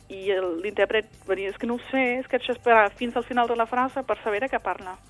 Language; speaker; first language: Catalan; non-native, fluent; German